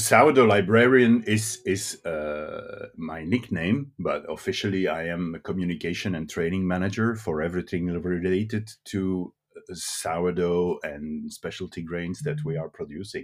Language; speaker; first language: English; non-native, fluent; Dutch